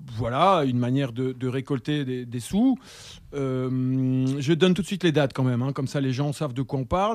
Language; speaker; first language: French; native; French